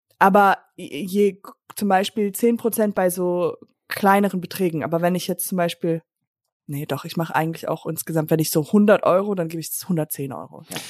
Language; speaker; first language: German; early bilingual, other home language; English